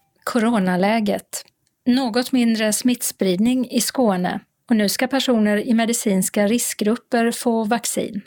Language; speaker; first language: Swedish; native; Swedish